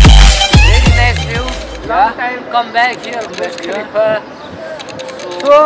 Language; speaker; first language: English; non-native, learner; Nepali